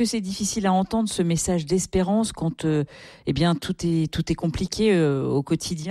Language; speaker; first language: French; native; French